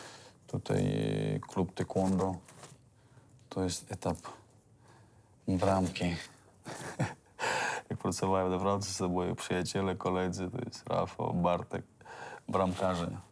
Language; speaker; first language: Polish; non-native, fluent; Chechen